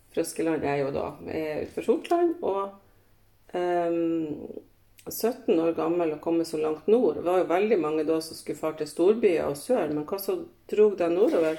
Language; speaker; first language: Norwegian; native; Norwegian